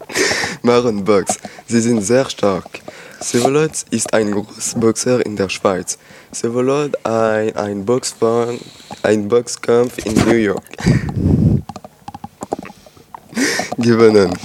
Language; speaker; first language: German; non-native, learner; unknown